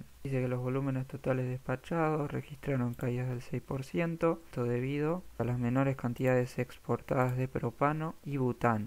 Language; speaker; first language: Spanish; native; Spanish